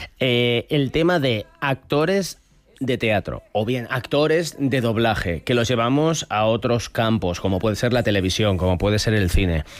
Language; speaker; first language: Spanish; native; Spanish